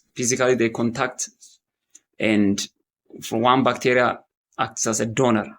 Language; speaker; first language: English; non-native, local second language; Amharic